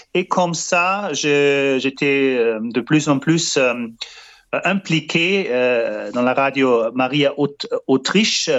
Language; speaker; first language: French; non-native, fluent; German